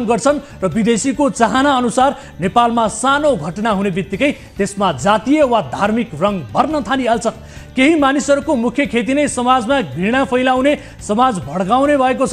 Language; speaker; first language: Nepali; native; Nepali